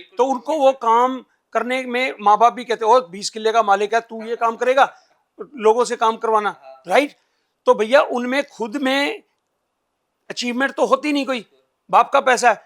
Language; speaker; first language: Hindi; non-native, local second language; Punjabi